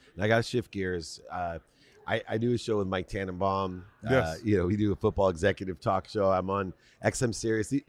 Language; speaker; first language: English; native; English